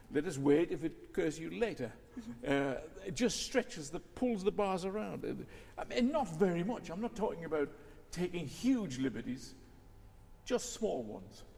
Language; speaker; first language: English; native; English